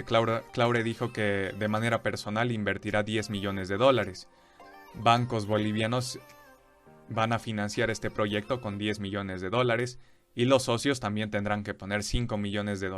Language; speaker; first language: Spanish; native; Spanish